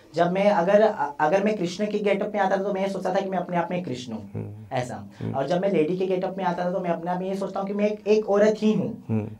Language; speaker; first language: Hindi; native; Hindi